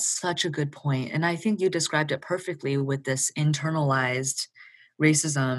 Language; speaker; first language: English; early bilingual, other home language; Chinese